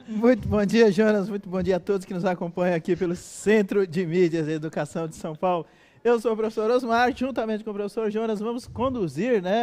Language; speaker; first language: Portuguese; native; Portuguese